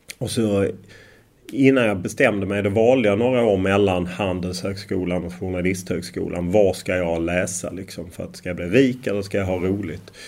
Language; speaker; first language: Swedish; native; Swedish